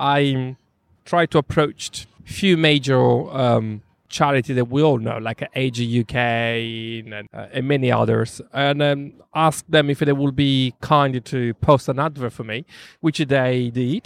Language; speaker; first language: English; non-native, fluent; Italian